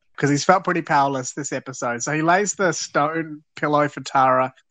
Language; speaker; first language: English; native; English